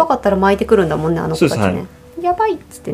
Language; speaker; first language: Japanese; native; Japanese